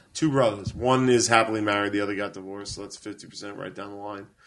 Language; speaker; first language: English; native; English